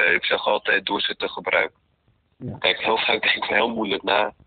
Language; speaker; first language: Dutch; native; Dutch